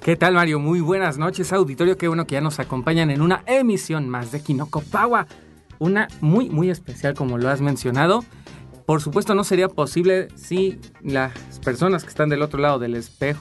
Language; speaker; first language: Spanish; native; Spanish